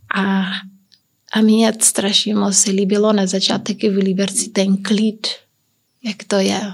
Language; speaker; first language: Czech; non-native, fluent; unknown